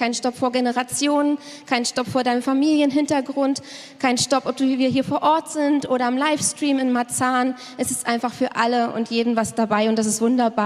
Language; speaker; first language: German; native; German